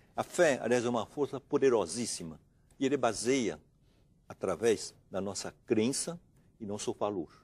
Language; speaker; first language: Portuguese; non-native, fluent; Chinese